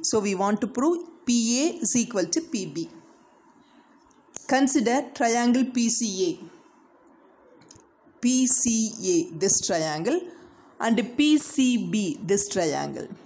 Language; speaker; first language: English; non-native, local second language; Tamil